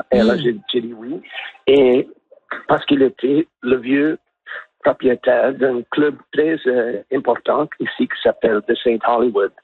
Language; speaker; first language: French; non-native, local second language; English